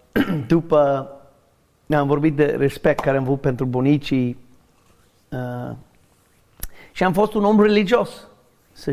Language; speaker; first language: Romanian; non-native, learner; English